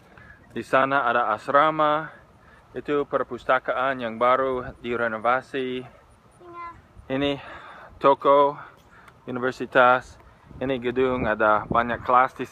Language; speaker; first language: Indonesian; non-native, fluent; English